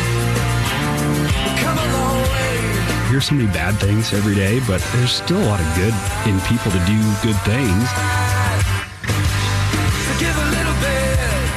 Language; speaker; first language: English; native; English